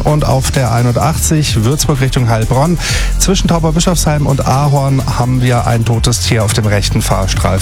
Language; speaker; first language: German; native; German